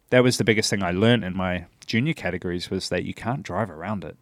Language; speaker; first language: English; native; English